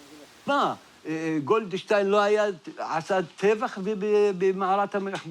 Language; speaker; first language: Hebrew; non-native, local second language; Arabic